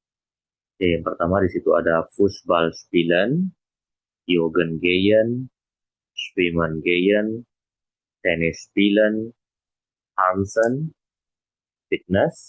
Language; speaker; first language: German; non-native, fluent; Indonesian